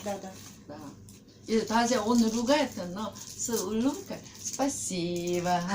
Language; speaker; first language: Russian; non-native, learner; Korean